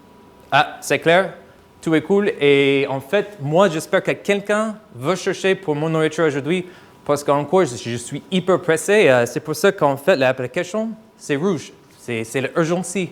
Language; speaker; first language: French; non-native, fluent; English